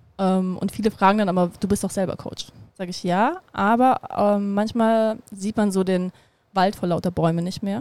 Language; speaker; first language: German; early bilingual, other home language; Russian